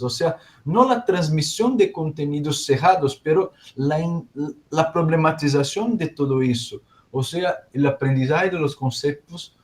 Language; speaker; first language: Spanish; non-native, learner; Portuguese